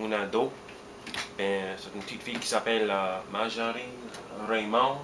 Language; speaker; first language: French; early bilingual, heritage; French